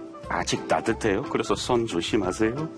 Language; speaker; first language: Korean; non-native, learner; English